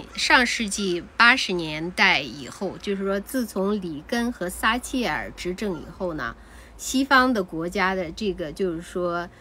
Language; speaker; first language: Chinese; native; Chinese